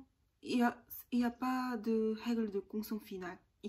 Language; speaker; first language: French; non-native, learner; Korean